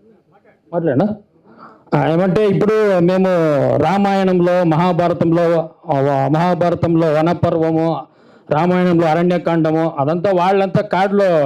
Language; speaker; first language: Telugu; non-native, learner; Kannada